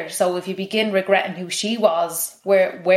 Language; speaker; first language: English; native; English